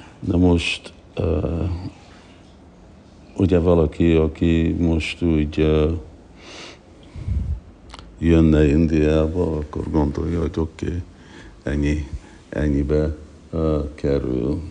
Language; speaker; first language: Hungarian; early bilingual, heritage; Hungarian